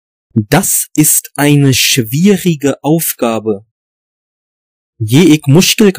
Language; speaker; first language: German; non-native, fluent; Urdu